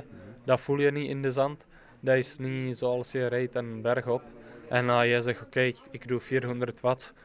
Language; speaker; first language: Dutch; non-native, fluent; Czech